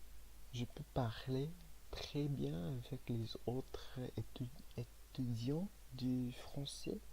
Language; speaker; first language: French; non-native, learner; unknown